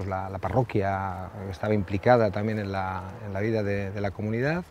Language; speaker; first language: Spanish; native; Spanish